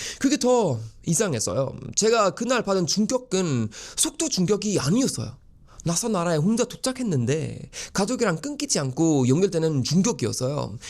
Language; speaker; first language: Korean; non-native, fluent; Swedish